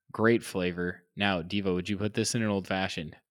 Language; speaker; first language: English; native; English